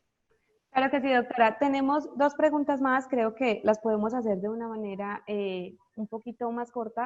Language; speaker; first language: Spanish; native; Spanish